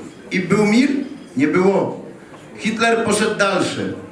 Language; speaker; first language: Polish; early bilingual, heritage; Polish